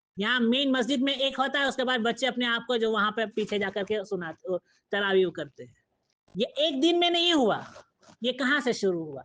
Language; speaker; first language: Urdu; non-native, fluent; Caribbean Hindustani